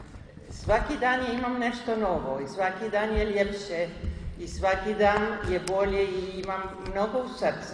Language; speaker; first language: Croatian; early bilingual, heritage; Spanish